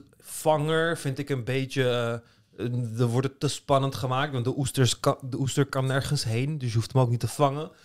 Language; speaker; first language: Dutch; early bilingual, other home language; Turkish